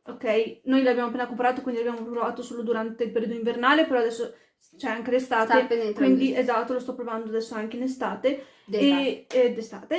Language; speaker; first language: Italian; early bilingual, other home language; Arabic